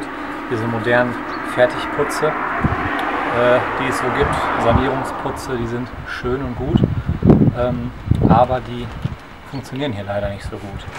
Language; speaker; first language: German; native; German